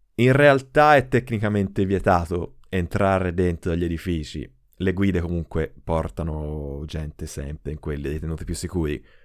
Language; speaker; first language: Italian; native; Italian